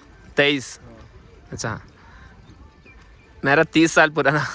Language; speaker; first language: Hindi; non-native, local second language; Malayalam